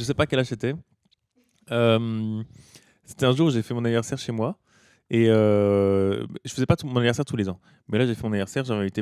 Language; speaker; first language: French; native; French